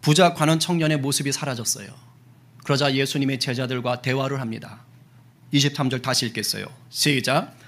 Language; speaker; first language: Korean; native; Korean